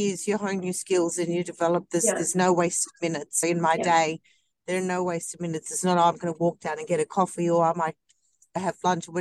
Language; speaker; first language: English; native; English